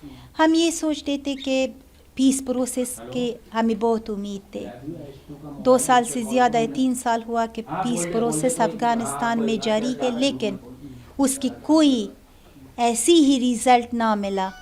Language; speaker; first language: Hindi; non-native, learner; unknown